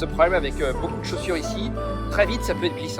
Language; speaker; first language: French; native; French